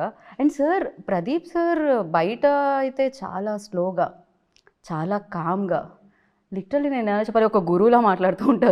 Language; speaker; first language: Telugu; native; Telugu